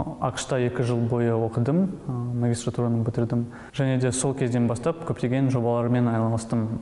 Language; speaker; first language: Kazakh; non-native, local second language; Russian